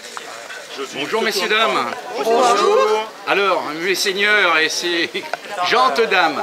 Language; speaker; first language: French; native; French